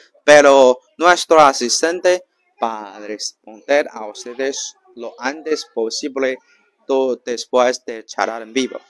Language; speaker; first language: Spanish; non-native, learner; Chinese